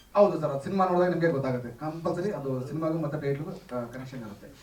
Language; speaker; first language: Kannada; native; Kannada